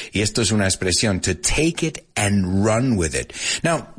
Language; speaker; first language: English; early bilingual, other home language; Spanish